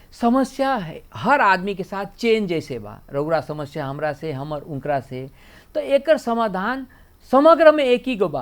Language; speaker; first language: Bhojpuri; native; Bhojpuri